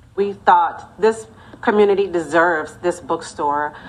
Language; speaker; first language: English; native; English